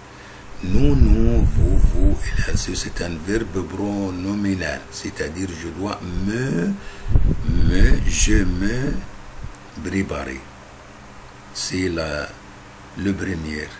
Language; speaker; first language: French; non-native, fluent; Arabic